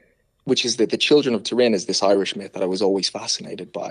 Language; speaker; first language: English; native; English